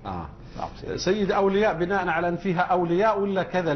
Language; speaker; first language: Arabic; native; Arabic